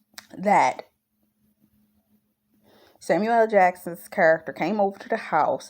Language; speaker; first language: English; native; English